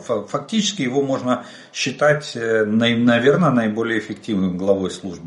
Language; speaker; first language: Russian; native; Russian